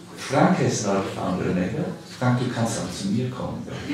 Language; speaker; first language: German; native; German